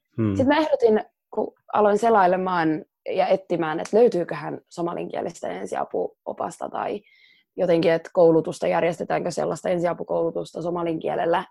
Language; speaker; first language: Finnish; early bilingual, other home language; Somali